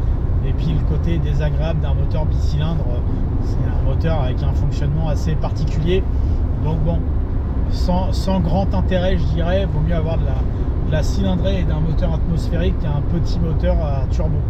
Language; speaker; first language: French; native; French